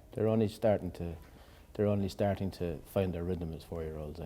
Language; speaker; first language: English; native; English